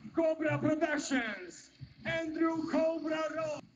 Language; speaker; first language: English; non-native, learner; Russian